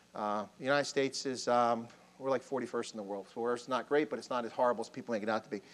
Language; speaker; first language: English; native; English